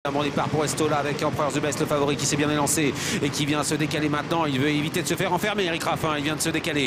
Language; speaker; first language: French; native; French